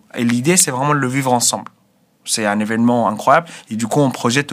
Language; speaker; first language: French; non-native, fluent; Arabic